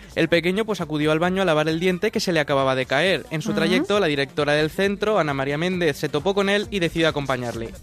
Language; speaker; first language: Spanish; native; Spanish